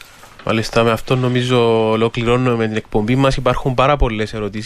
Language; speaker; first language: Greek; native; Greek